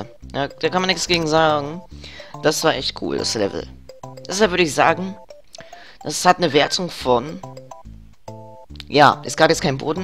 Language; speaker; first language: German; native; German